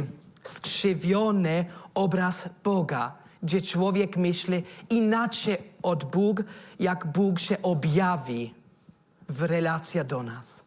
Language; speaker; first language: Polish; non-native, learner; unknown